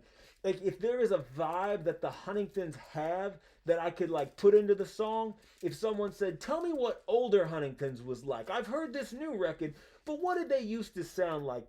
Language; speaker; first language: English; native; English